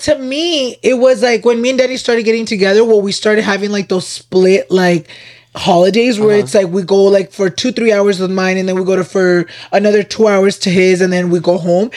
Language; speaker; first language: English; early bilingual, other home language; Spanish